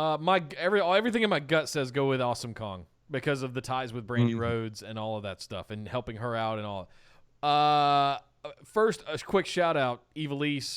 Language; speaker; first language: English; native; English